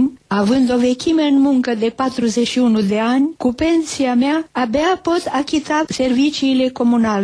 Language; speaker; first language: Romanian; native; Romanian